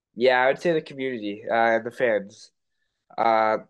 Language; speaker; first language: English; native; English